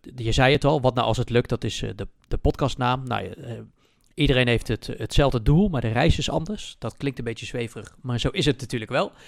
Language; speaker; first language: Dutch; native; Dutch